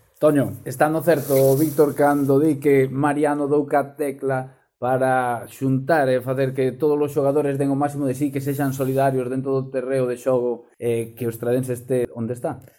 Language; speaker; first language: Galician; native; Galician